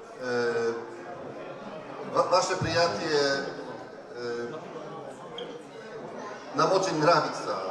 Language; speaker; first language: Russian; non-native, learner; Polish